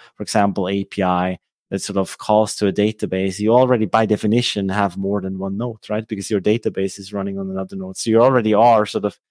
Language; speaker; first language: English; non-native, fluent; Swiss German